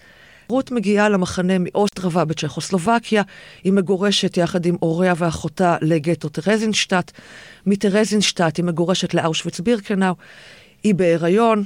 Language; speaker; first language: Hebrew; native; Hebrew